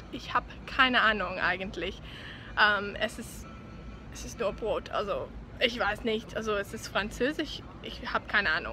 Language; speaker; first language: German; non-native, learner; English